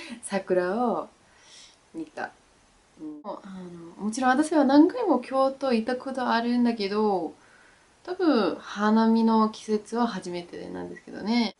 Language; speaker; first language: Japanese; non-native, learner; Danish